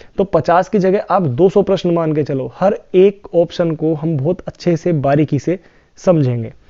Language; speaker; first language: Hindi; native; Hindi